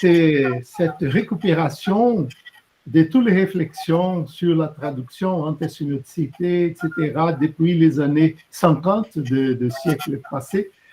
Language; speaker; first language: French; non-native, fluent; Portuguese